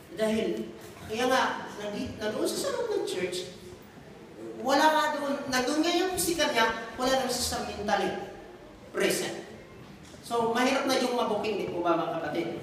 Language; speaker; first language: Filipino; non-native, local second language; Cebuano